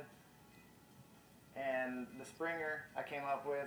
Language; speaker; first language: English; native; English